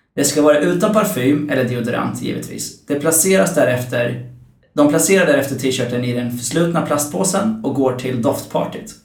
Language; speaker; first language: Swedish; early bilingual, other home language; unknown